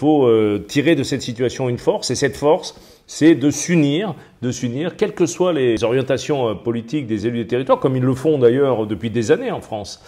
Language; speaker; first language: French; native; French